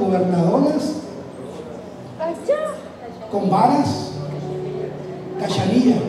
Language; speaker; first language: Spanish; native; Spanish